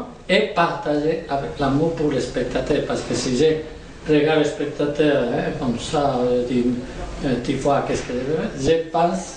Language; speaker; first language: French; non-native, learner; Spanish